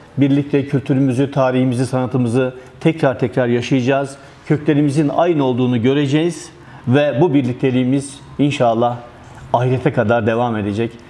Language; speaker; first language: Turkish; native; Turkish